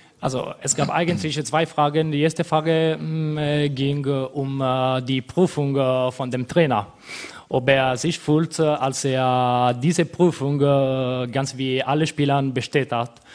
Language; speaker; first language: German; non-native, fluent; Italian